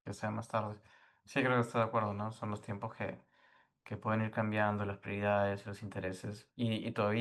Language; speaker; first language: Spanish; native; Spanish